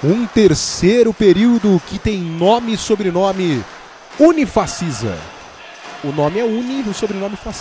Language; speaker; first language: Portuguese; native; Portuguese